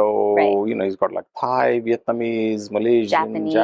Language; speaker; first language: English; non-native, local second language; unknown